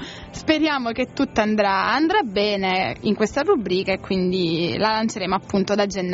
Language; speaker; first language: Italian; native; Italian